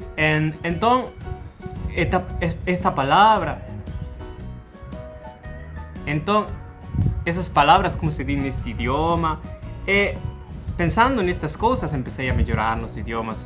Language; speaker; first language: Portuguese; non-native, learner; Spanish